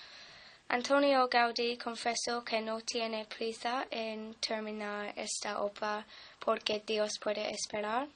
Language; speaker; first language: Spanish; non-native, fluent; English